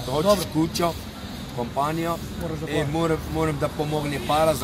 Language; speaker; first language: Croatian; non-native, learner; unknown